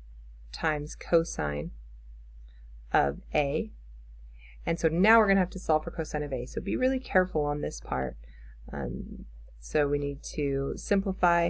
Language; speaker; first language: English; native; English